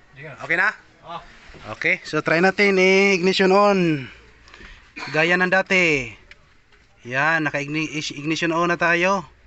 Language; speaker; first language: Filipino; non-native, local second language; Cebuano